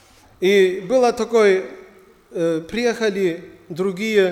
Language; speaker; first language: Russian; non-native, learner; German